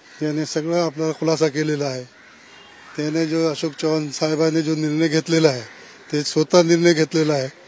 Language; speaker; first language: Marathi; non-native, local second language; Urdu